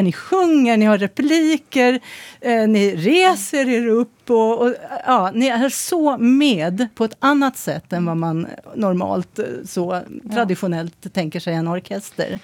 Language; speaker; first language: Swedish; native; Swedish